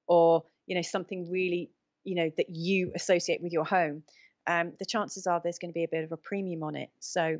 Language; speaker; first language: English; native; English